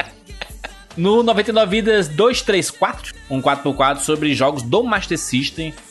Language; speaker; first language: Portuguese; native; Portuguese